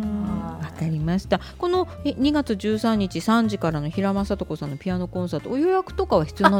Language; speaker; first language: Japanese; native; Japanese